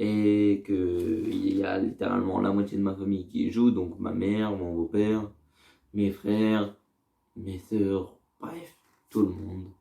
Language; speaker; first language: French; native; French